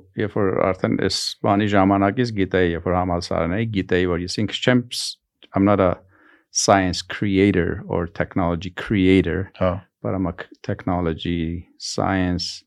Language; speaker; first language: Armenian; early bilingual, heritage; Armenian